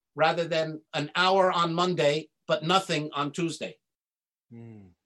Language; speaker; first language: English; native; English